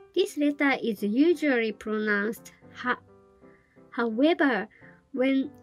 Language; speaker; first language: English; non-native, fluent; Japanese